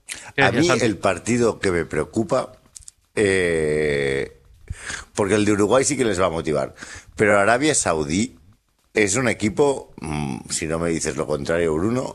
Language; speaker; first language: Spanish; native; Spanish